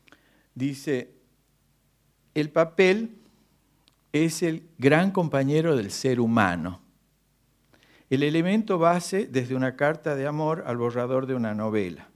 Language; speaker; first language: Spanish; native; Spanish